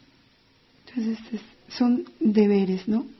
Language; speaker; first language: Spanish; native; Spanish